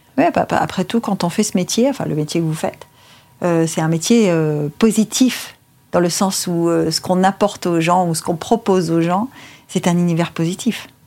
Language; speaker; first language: French; native; French